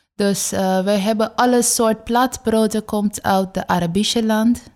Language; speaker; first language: Dutch; non-native, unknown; Bangla